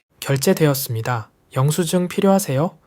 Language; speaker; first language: Korean; native; Korean